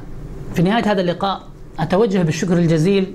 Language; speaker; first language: Arabic; native; Arabic